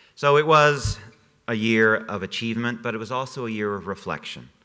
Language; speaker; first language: English; native; English